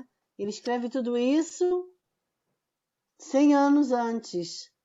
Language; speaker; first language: Portuguese; non-native, fluent; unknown